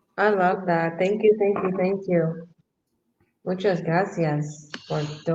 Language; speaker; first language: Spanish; non-native, learner; English